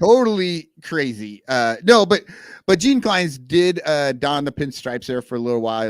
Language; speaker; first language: English; native; English